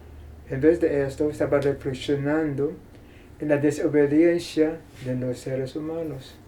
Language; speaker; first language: Spanish; non-native, fluent; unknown